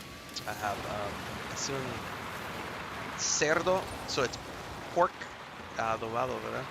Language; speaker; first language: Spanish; non-native, learner; English